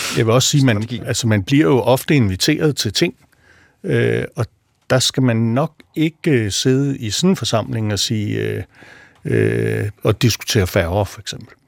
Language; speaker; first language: Danish; native; Danish